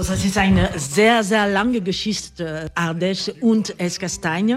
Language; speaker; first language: German; non-native, learner; French